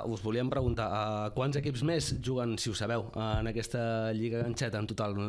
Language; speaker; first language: Catalan; native; Catalan